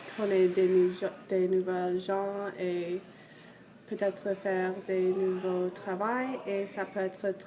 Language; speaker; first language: French; non-native, learner; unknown